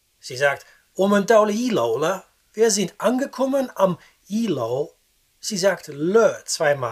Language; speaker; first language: German; non-native, fluent; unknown